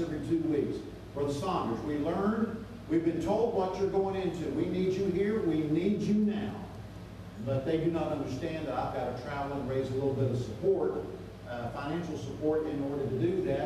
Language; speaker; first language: English; native; English